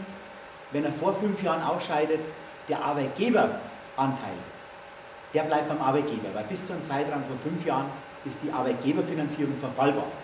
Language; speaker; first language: German; native; German